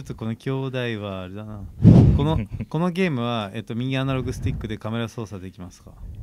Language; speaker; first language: Japanese; native; Japanese